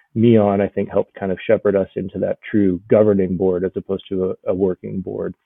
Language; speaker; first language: English; native; English